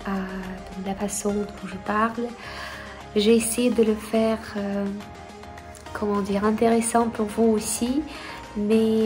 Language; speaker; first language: French; non-native, fluent; Russian